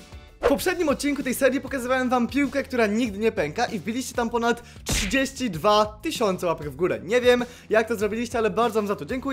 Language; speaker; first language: Polish; native; Polish